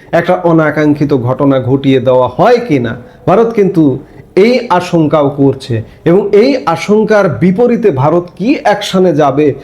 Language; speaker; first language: Bangla; native; Bangla